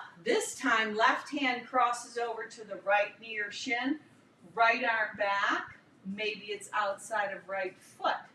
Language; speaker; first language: English; native; English